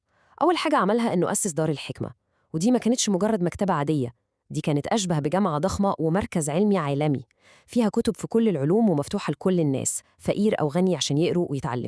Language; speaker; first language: Arabic; native; Arabic